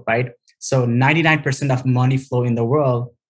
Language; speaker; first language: English; non-native, local second language; Nepali